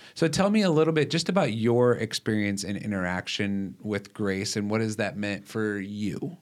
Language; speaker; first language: English; native; English